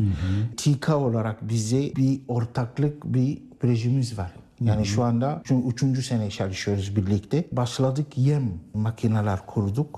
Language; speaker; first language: Turkish; non-native, learner; Arabic